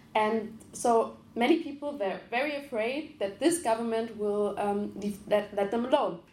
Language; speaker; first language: English; non-native, fluent; German